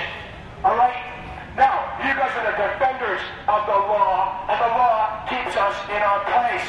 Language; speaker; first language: English; native; English